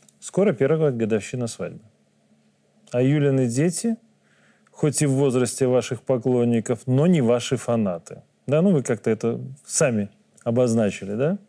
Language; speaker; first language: Russian; native; Russian